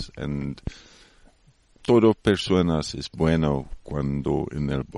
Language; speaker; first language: Spanish; non-native, learner; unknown